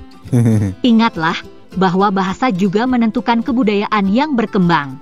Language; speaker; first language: Indonesian; native; Indonesian